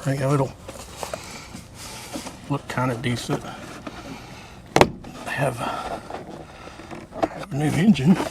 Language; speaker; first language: English; native; English